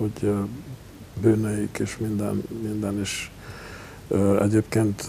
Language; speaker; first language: Hungarian; non-native, local second language; Romanian